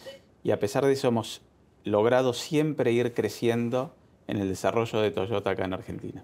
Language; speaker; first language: Spanish; native; Spanish